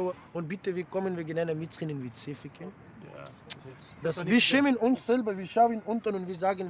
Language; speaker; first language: German; non-native, learner; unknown